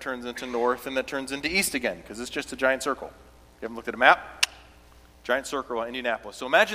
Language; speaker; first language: English; native; English